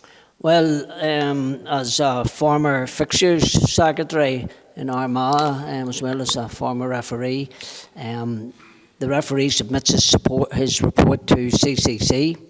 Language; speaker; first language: English; native; English